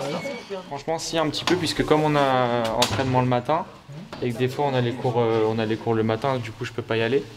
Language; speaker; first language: French; native; French